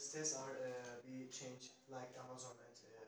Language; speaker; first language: English; non-native, learner; Turkish